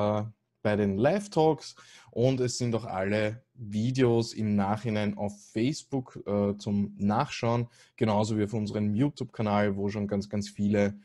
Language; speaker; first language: German; native; German